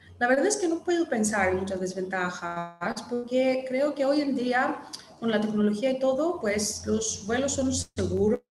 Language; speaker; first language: Spanish; non-native, fluent; Greek